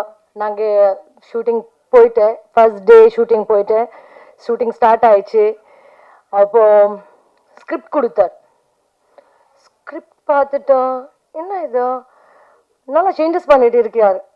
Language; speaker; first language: Tamil; non-native, fluent; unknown